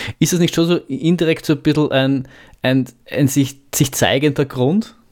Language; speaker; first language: German; native; German